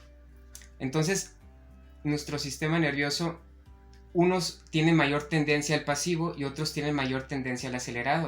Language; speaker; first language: Spanish; native; Spanish